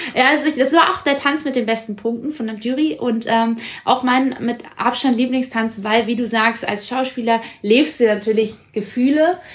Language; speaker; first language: German; early bilingual, other home language; Italian